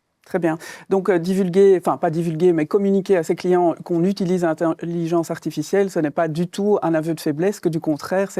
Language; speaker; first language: French; native; French